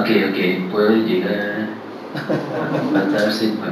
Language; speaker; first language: Spanish; early bilingual, heritage; English